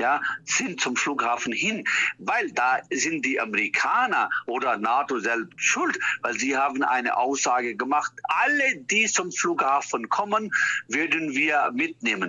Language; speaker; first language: German; non-native, fluent; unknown